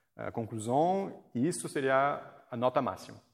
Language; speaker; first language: Portuguese; non-native, fluent; French